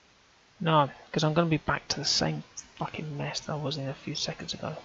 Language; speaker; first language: English; native; English